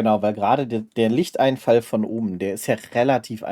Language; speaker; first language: German; native; German